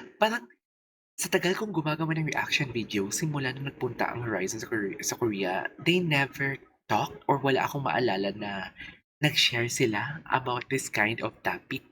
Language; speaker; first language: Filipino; native; Filipino